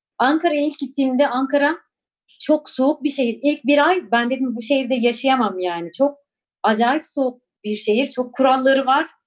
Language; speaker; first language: Turkish; non-native, local second language; Kurdish